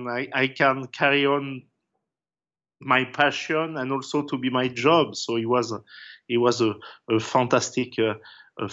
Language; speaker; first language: English; non-native, fluent; French